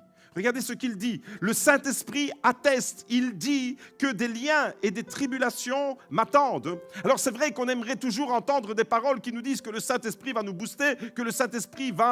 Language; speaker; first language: French; native; French